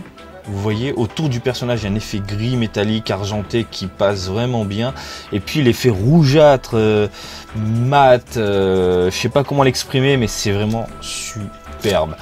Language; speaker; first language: French; native; French